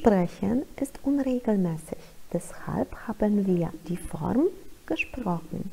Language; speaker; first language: German; non-native, fluent; Polish